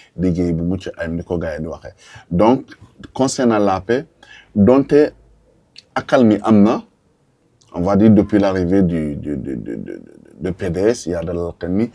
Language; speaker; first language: Wolof; non-native, local second language; Jola-Fonyi